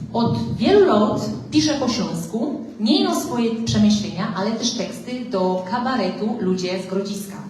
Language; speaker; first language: Polish; native; Polish